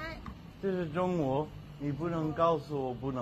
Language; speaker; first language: Chinese; non-native, learner; English